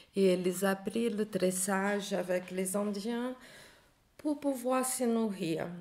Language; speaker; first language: French; non-native, learner; Portuguese